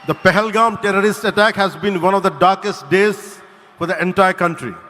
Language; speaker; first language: English; non-native, local second language; Telugu